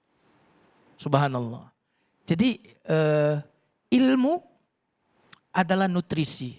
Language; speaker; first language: Indonesian; native; Indonesian